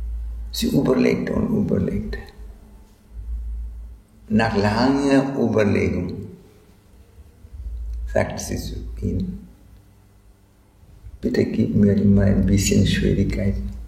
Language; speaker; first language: German; non-native, fluent; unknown